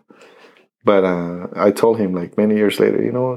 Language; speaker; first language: English; non-native, fluent; Spanish